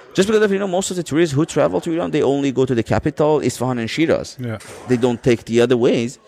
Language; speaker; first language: English; non-native, fluent; Azerbaijani